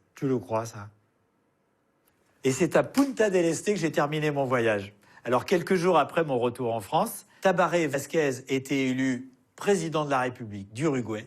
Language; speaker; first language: French; native; French